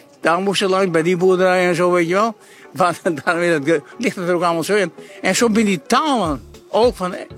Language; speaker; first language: Dutch; native; Dutch